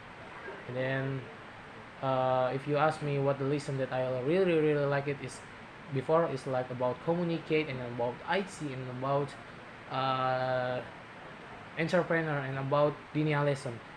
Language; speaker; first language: English; non-native, learner; Indonesian